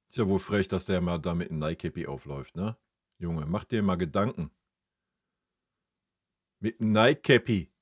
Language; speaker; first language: German; native; German